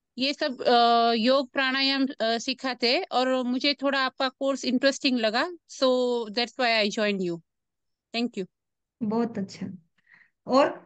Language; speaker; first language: Hindi; native; Hindi